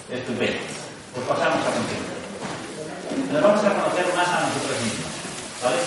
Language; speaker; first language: Spanish; native; Spanish